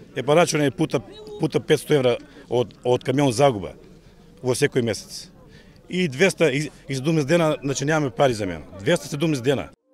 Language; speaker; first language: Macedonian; native; Macedonian